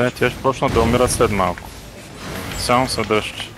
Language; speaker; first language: Bulgarian; native; Bulgarian